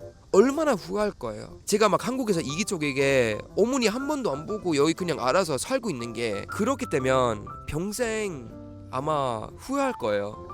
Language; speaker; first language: Korean; non-native, fluent; Swedish